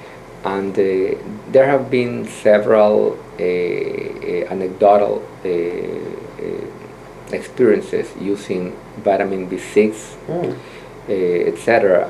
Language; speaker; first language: English; non-native, fluent; Spanish